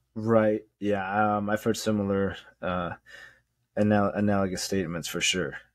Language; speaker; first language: English; native; English